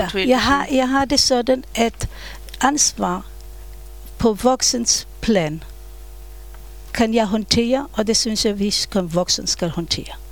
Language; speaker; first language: Danish; non-native, fluent; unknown